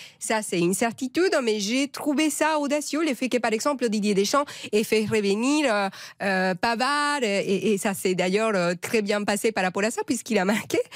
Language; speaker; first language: French; non-native, fluent; Spanish